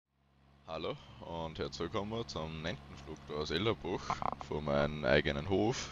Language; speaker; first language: German; native; German